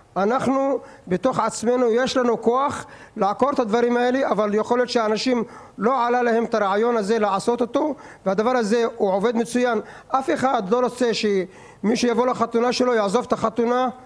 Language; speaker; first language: Hebrew; non-native, local second language; Arabic